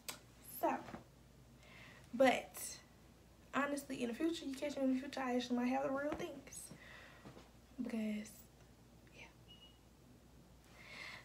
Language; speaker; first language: English; native; English